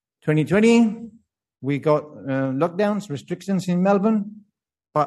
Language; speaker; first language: English; non-native, fluent; Spanish